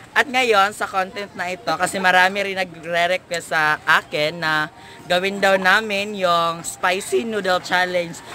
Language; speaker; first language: Filipino; non-native, local second language; Cebuano